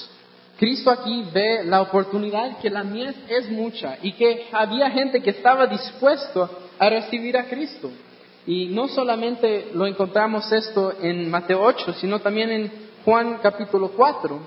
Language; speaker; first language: Spanish; non-native, fluent; English